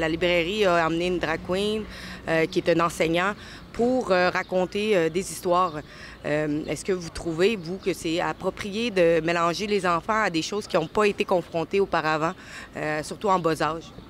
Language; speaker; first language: French; native; French